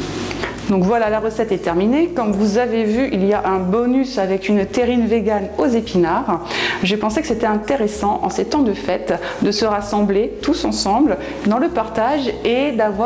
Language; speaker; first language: French; native; French